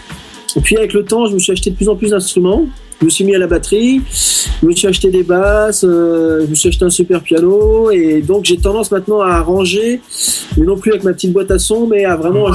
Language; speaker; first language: French; native; French